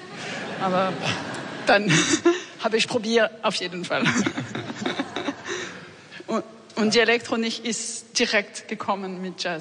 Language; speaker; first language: German; non-native, fluent; French